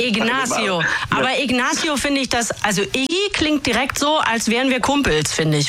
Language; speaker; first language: German; native; German